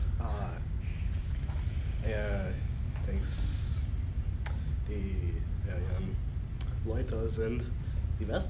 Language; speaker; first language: German; non-native, learner; English